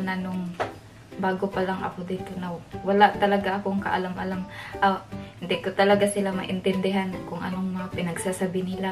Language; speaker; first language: Filipino; non-native, local second language; Cebuano